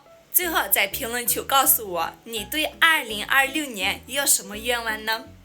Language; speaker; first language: Chinese; non-native, fluent; Armenian